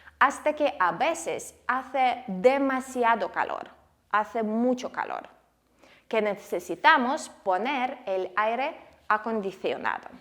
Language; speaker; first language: Spanish; non-native, fluent; Ukrainian